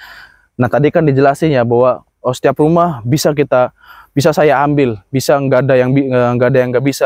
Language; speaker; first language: Indonesian; non-native, local second language; Sundanese